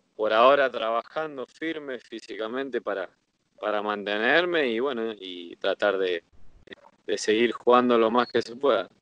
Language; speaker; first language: Spanish; native; Spanish